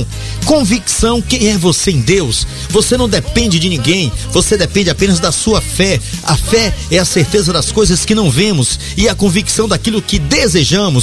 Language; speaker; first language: Portuguese; native; Portuguese